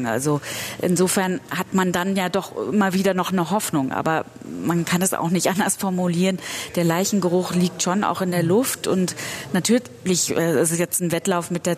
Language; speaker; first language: German; native; German